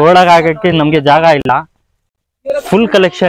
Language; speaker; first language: Kannada; non-native, local second language; Urdu